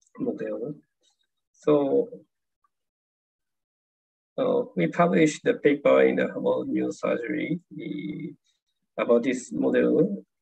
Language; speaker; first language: English; non-native, fluent; Japanese